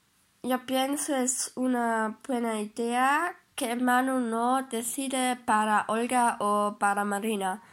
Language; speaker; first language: Spanish; non-native, learner; German